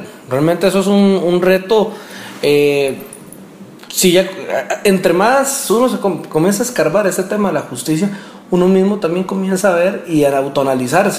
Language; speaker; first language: Spanish; native; Spanish